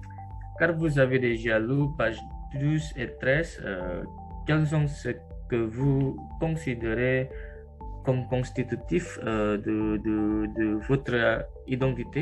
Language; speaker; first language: French; non-native, learner; Indonesian